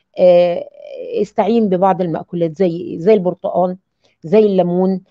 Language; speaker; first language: Arabic; native; Arabic